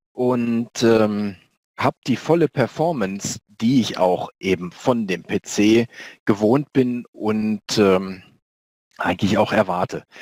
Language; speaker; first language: German; native; German